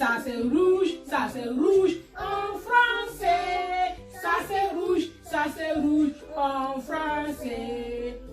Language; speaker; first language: French; non-native, learner; Igbo